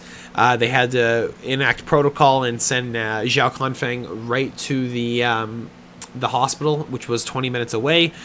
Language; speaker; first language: English; native; English